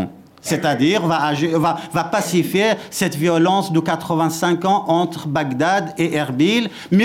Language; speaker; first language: French; non-native, fluent; Kurdish